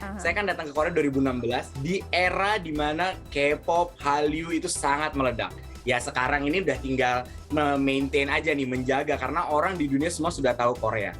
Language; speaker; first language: Indonesian; native; Indonesian